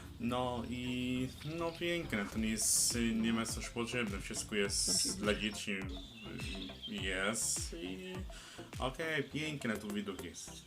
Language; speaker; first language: Polish; non-native, learner; Arabic